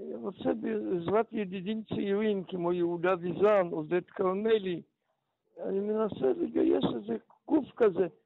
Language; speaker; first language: Hebrew; early bilingual, other home language; Polish